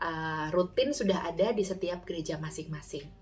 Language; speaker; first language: Indonesian; native; Indonesian